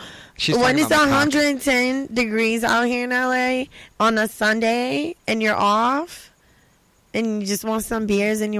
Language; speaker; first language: English; non-native, fluent; Portuguese